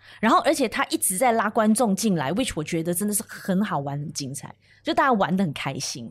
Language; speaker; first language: Chinese; native; Chinese